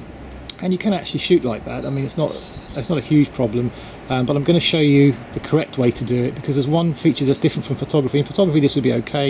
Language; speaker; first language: English; native; English